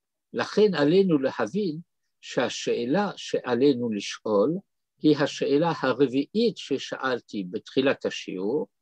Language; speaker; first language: Hebrew; non-native, fluent; French